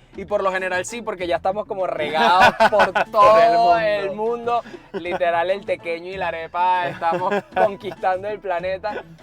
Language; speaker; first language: Spanish; native; Spanish